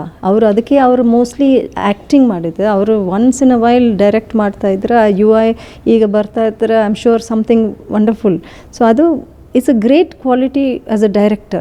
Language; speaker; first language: Kannada; non-native, learner; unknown